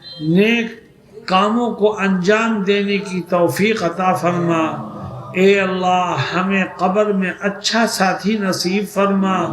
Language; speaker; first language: Urdu; native; Urdu